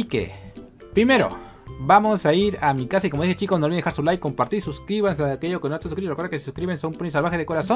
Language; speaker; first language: Spanish; native; Spanish